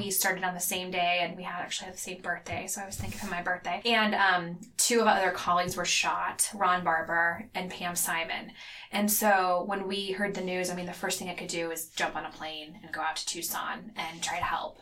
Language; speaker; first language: English; native; English